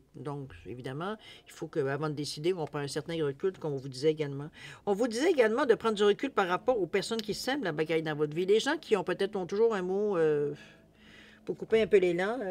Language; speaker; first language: French; native; French